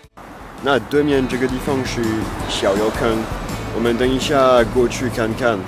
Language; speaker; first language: Chinese; non-native, fluent; French